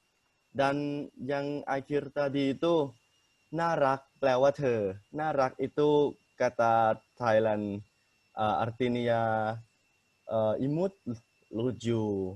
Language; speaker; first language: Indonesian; non-native, fluent; Thai